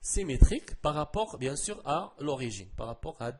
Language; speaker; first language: French; non-native, local second language; Arabic